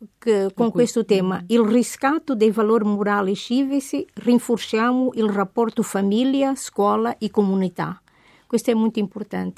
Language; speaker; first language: Italian; non-native, fluent; Portuguese